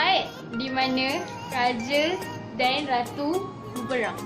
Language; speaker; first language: Malay; native; Malay